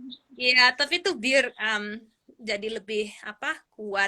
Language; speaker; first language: Indonesian; non-native, fluent; English